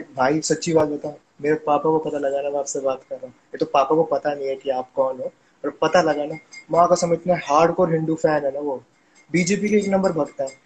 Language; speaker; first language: Hindi; native; Hindi